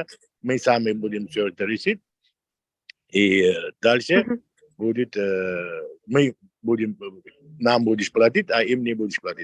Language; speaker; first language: Russian; non-native, local second language; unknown